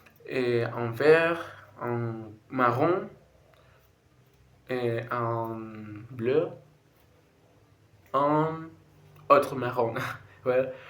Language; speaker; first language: French; non-native, learner; Spanish